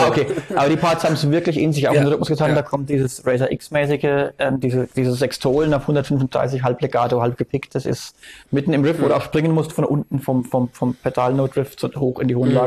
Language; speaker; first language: German; native; German